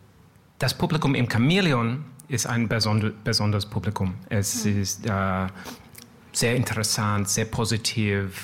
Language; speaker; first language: German; non-native, learner; English